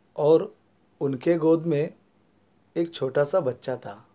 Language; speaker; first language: Hindi; non-native, local second language; Marathi